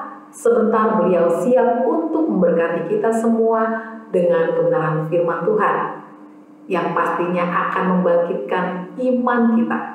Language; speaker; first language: Indonesian; native; Indonesian